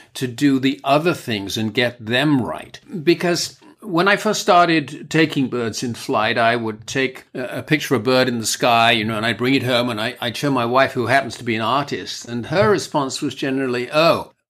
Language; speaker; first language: English; native; English